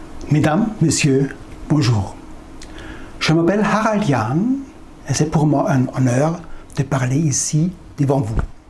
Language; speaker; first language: French; non-native, learner; German